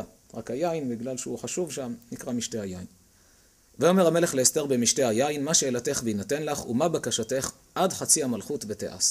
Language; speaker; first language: Hebrew; native; Hebrew